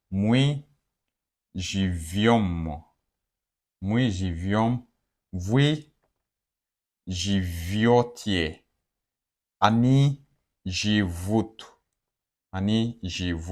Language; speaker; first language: Russian; non-native, fluent; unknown